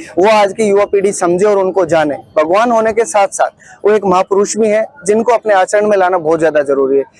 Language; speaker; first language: Hindi; native; Hindi